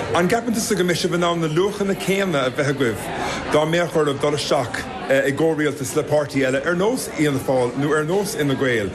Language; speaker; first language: Irish; native; Irish